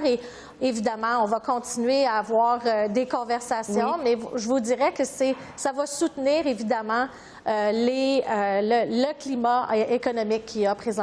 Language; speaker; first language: French; native; French